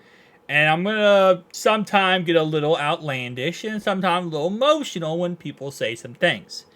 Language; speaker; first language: English; native; English